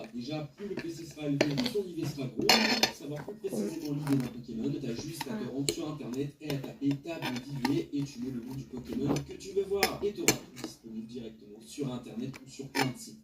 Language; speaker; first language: French; native; French